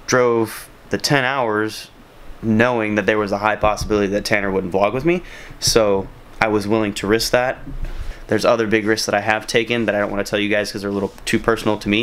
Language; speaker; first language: English; native; English